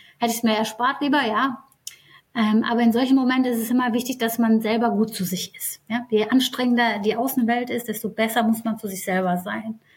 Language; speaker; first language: German; early bilingual, other home language; Turkish